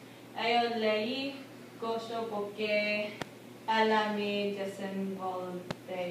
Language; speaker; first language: Portuguese; non-native, learner; English